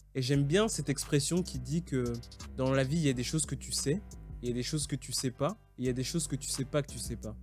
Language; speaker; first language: French; native; French